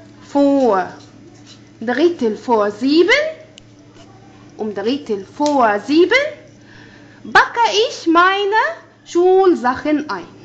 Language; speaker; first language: German; non-native, fluent; Arabic